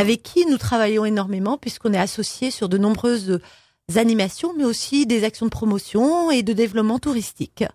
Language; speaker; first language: French; native; French